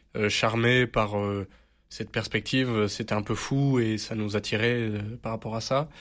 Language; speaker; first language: French; native; French